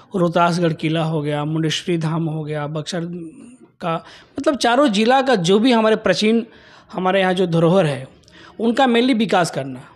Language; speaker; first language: Hindi; native; Hindi